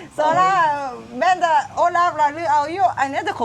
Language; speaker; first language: Turkish; non-native, learner; Thai